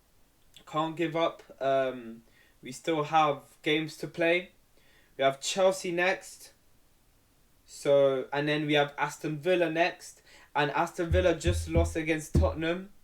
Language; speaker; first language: English; native; English